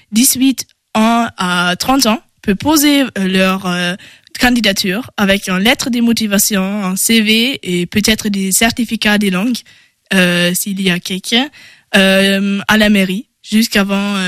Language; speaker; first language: French; non-native, learner; German